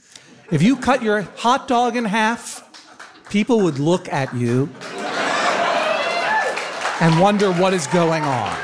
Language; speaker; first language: English; native; English